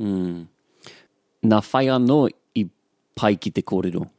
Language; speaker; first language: Māori; non-native, learner; English